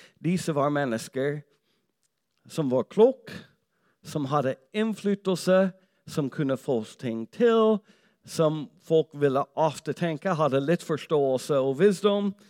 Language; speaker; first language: Norwegian; non-native, fluent; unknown